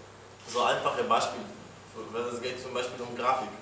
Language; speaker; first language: German; non-native, fluent; Polish